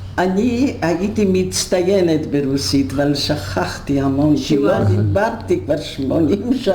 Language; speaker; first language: Hebrew; non-native, fluent; Polish